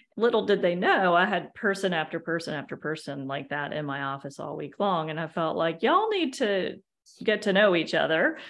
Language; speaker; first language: English; native; English